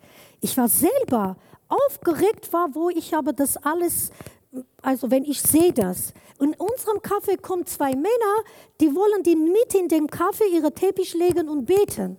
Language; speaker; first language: German; non-native, learner; Kurdish